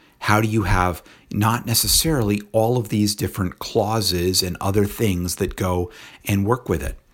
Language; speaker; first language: English; native; English